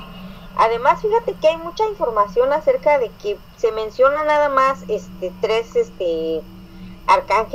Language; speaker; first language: Spanish; native; Spanish